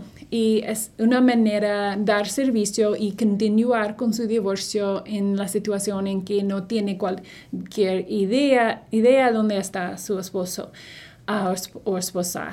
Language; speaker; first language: Spanish; non-native, fluent; English